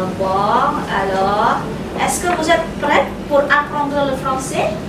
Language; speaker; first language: French; non-native, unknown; Indonesian